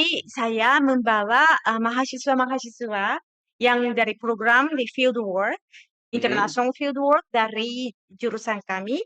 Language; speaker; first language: Indonesian; non-native, fluent; Japanese